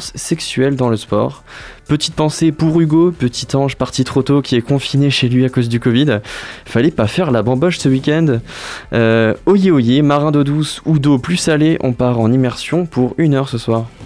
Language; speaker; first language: French; native; French